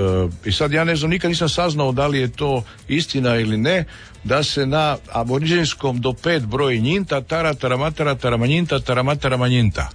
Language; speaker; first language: Serbian; native; Serbian